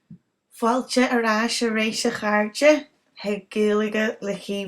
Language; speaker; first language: Irish; non-native, local second language; English